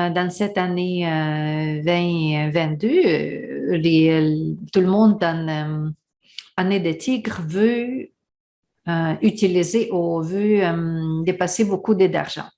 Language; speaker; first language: French; non-native, learner; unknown